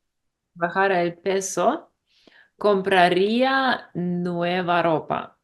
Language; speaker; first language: Spanish; non-native, learner; English